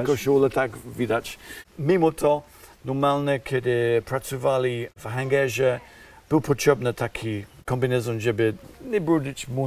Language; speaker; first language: Polish; non-native, fluent; English